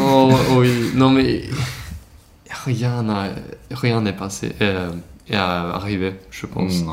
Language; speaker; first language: French; non-native, learner; Swedish